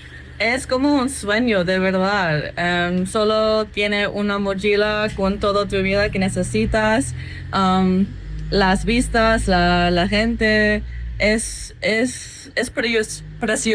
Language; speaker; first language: Spanish; non-native, learner; English